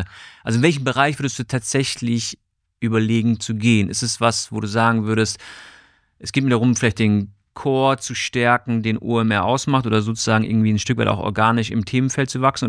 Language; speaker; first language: German; native; German